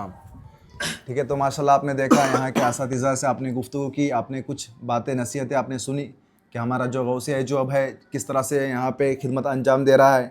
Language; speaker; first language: Hindi; native; Hindi